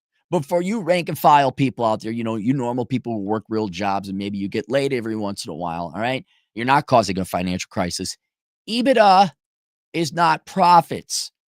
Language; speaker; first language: English; native; English